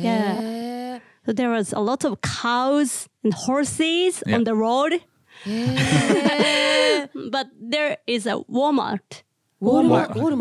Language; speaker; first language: English; non-native, learner; Japanese